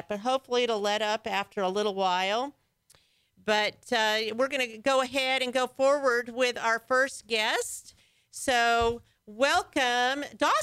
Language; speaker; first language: English; native; English